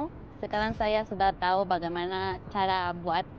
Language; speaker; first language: Indonesian; non-native, fluent; Spanish